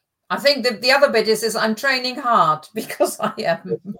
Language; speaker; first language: English; early bilingual, other home language; German